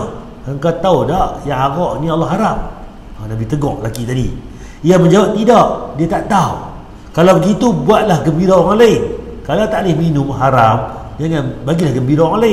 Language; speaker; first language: Malay; native; Malay